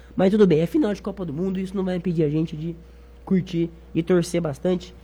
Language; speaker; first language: Portuguese; native; Portuguese